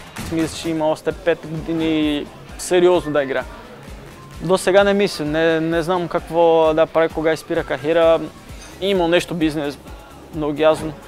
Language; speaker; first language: Bulgarian; non-native, learner; Portuguese